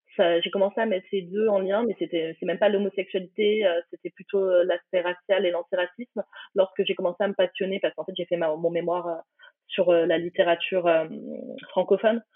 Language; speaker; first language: French; early bilingual, other home language; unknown